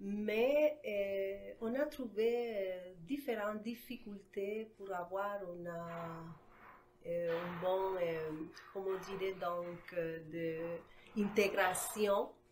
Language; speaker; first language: French; non-native, fluent; Spanish